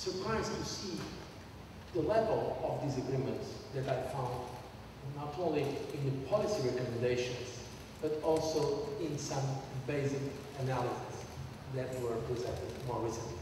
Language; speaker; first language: English; non-native, fluent; Portuguese